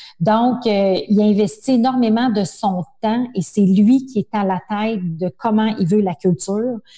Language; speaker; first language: French; native; French